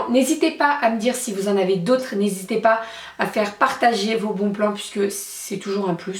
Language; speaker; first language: French; native; French